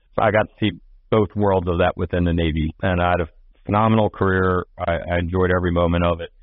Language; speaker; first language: English; native; English